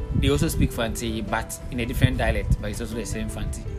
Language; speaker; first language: English; non-native, local second language; Akan